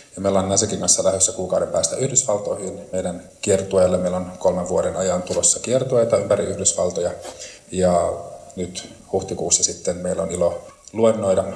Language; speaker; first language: Finnish; native; Finnish